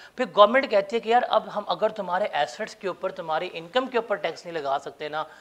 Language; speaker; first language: Urdu; non-native, local second language; Punjabi